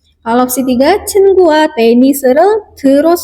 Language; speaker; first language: Korean; non-native, fluent; Indonesian